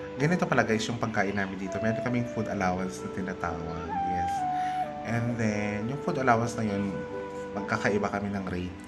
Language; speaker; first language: Filipino; non-native, local second language; Cebuano